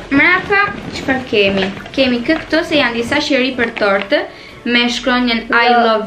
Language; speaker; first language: Albanian; early bilingual, heritage; Albanian